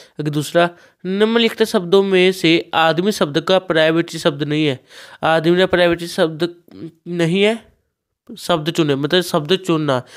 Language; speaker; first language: Hindi; non-native, local second language; Punjabi